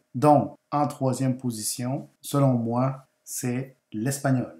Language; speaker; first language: French; non-native, fluent; Spanish